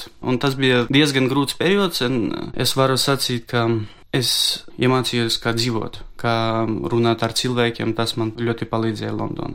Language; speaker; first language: Latvian; non-native, local second language; Russian